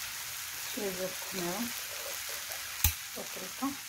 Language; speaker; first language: Arabic; native; Arabic